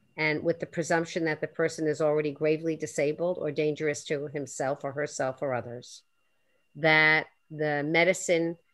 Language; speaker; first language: English; native; English